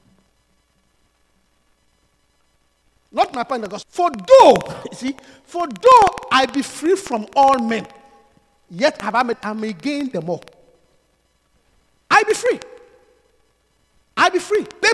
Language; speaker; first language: English; non-native, local second language; Akan